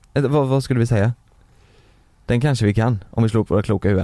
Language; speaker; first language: Swedish; native; Swedish